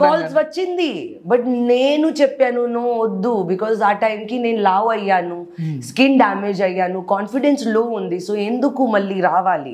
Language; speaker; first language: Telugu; non-native, learner; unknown